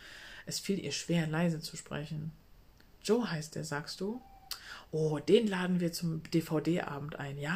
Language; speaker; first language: German; native; German